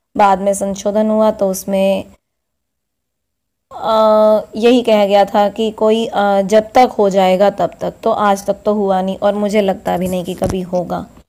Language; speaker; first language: Hindi; native; Hindi